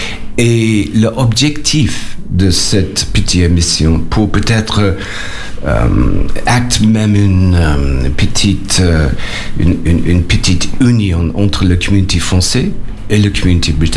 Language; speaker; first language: French; non-native, learner; English